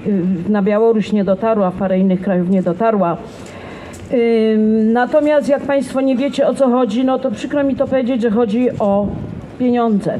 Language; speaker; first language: Polish; native; Polish